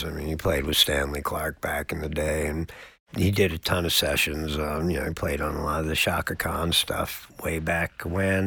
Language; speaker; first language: English; native; English